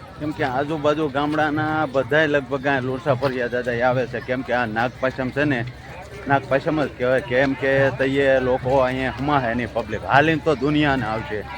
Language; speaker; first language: Gujarati; native; Gujarati